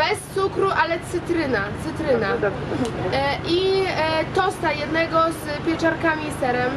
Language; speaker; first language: Polish; native; Polish